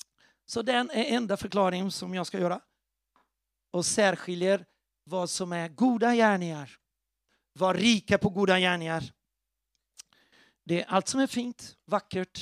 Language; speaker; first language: Swedish; non-native, fluent; Portuguese